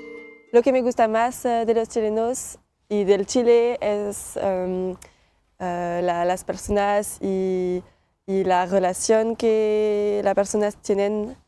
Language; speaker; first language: Spanish; early bilingual, other home language; French